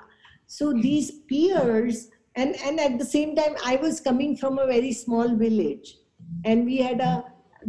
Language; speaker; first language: English; non-native, local second language; Gujarati